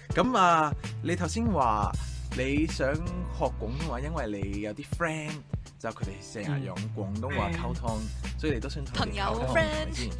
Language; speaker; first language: Cantonese; non-native, fluent; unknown